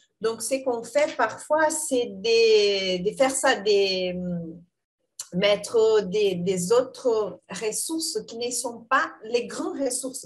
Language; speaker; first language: French; non-native, fluent; Portuguese